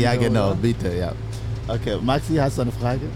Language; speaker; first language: German; non-native, learner; English